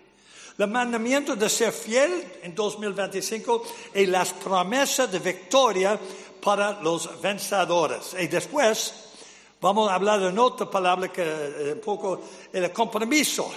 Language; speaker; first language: Spanish; non-native, fluent; English